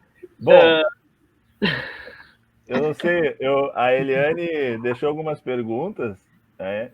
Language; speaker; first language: Portuguese; native; Portuguese